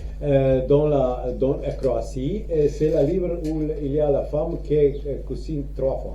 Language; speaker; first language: French; non-native, learner; Croatian